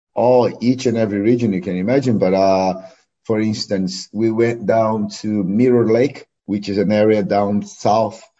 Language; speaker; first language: English; non-native, fluent; Portuguese